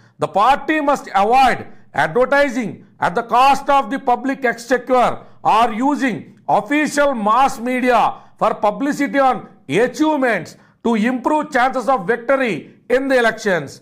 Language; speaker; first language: English; non-native, local second language; Telugu